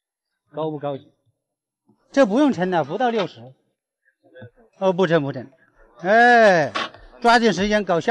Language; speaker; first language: Chinese; native; Chinese